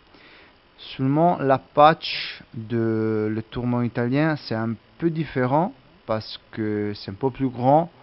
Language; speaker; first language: French; non-native, learner; Italian